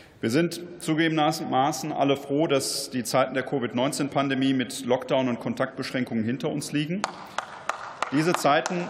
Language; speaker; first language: German; native; German